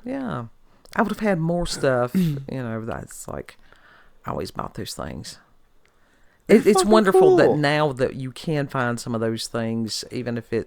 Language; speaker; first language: English; native; English